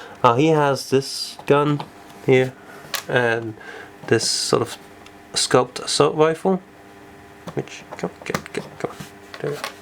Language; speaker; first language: English; native; English